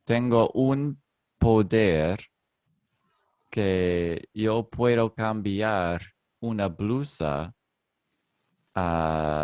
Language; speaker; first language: Spanish; non-native, learner; English